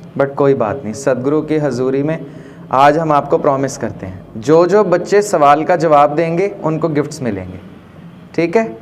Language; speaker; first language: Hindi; native; Hindi